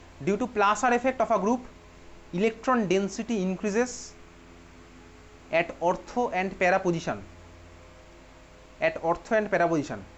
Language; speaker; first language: English; non-native, local second language; Bangla